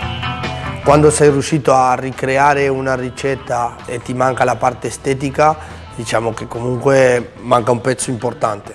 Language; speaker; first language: Italian; non-native, fluent; Spanish